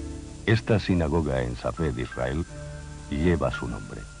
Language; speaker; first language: Spanish; native; Spanish